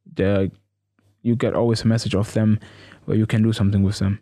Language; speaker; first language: English; non-native, learner; German